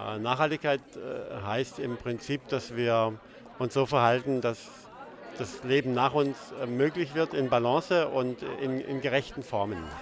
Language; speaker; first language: German; native; German